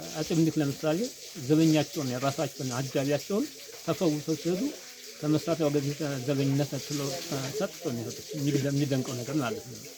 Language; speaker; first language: Amharic; native; Amharic